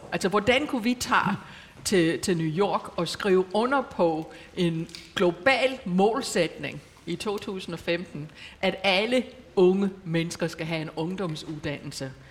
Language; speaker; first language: Danish; non-native, fluent; English